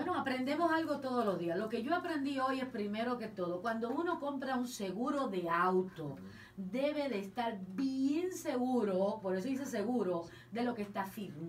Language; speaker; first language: Spanish; native; Spanish